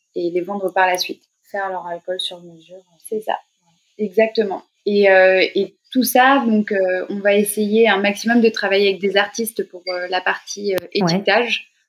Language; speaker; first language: French; native; French